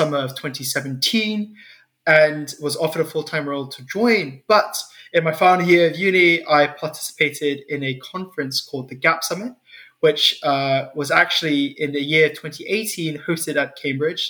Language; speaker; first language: English; non-native, local second language; Cantonese